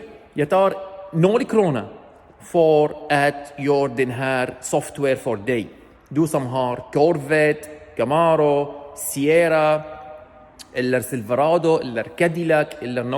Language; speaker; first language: Swedish; non-native, learner; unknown